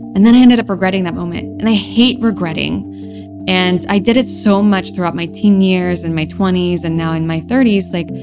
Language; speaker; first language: English; non-native, fluent; French